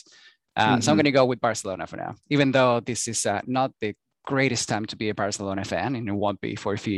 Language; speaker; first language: English; non-native, fluent; Spanish